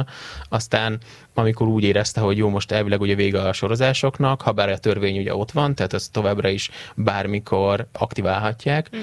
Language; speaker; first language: Hungarian; native; Hungarian